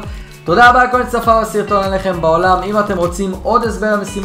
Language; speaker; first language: Hebrew; native; Hebrew